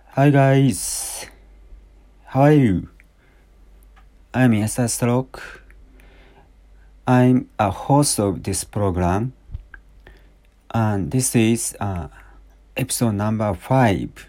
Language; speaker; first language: English; non-native, learner; Japanese